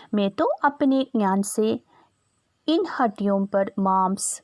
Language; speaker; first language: Hindi; non-native, local second language; Malayalam